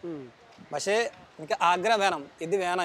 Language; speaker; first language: Malayalam; non-native, local second language; Hindi